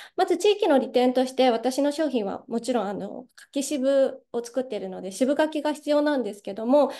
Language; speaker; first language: Japanese; native; Japanese